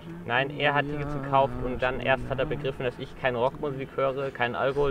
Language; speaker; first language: German; native; German